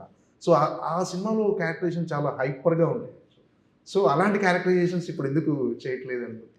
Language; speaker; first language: Telugu; native; Telugu